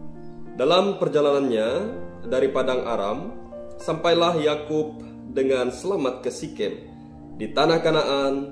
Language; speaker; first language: Indonesian; native; Indonesian